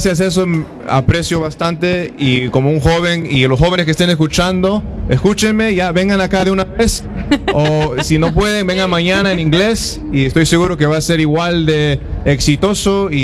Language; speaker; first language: Spanish; early bilingual, heritage; Spanish